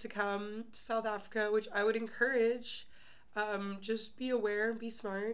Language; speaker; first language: English; native; English